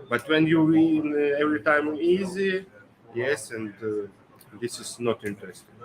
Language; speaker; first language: English; non-native, learner; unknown